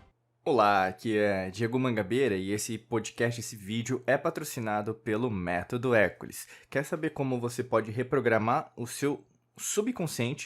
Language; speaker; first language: Portuguese; native; Portuguese